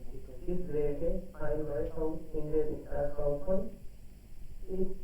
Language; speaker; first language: German; non-native, learner; Hindi